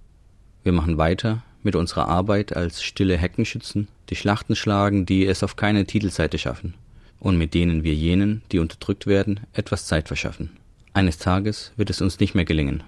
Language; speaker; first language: German; native; German